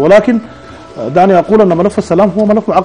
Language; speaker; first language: Arabic; native; Arabic